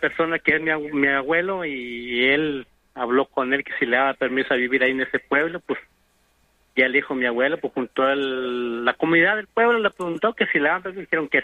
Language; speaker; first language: Spanish; non-native, local second language; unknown